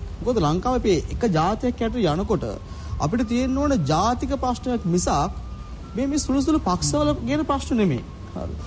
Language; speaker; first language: Sinhala; non-native, local second language; Tamil